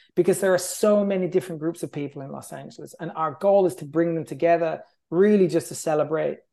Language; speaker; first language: English; native; English